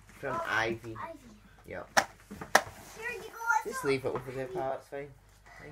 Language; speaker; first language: English; native; English